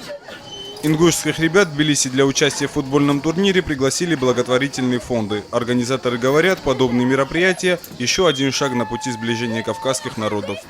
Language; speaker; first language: Russian; native; Russian